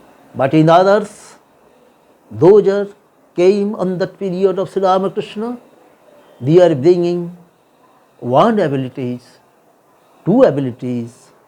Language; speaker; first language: English; non-native, local second language; Bangla